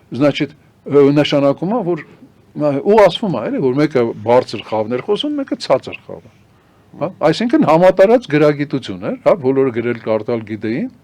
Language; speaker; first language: Armenian; native; Armenian